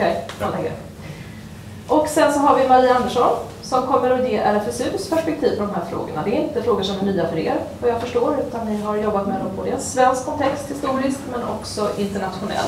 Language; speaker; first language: Swedish; native; Swedish